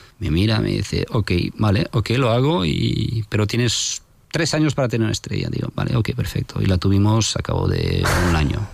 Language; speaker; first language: Spanish; non-native, fluent; French